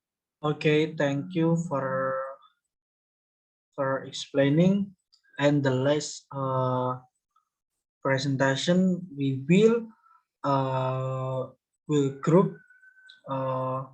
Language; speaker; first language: English; non-native, learner; Indonesian